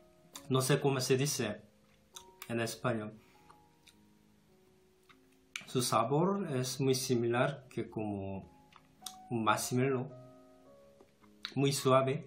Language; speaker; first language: Spanish; non-native, fluent; Korean